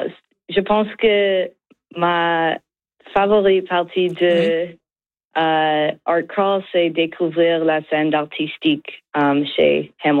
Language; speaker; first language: French; non-native, learner; English